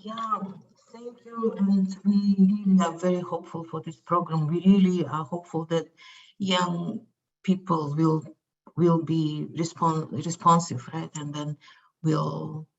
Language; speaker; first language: English; non-native, fluent; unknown